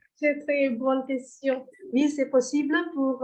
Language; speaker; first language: French; non-native, fluent; Indonesian